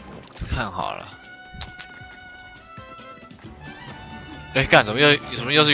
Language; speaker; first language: Chinese; native; Chinese